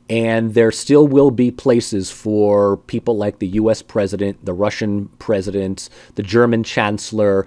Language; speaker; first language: English; native; English